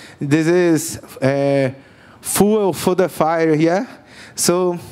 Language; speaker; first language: English; non-native, learner; Portuguese